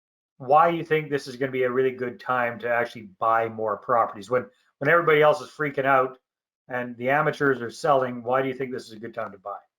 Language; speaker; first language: English; native; English